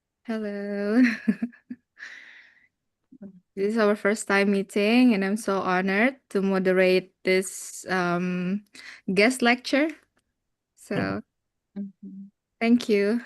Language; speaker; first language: English; non-native, fluent; Indonesian